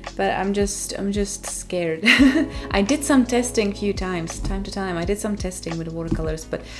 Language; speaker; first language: English; non-native, fluent; Czech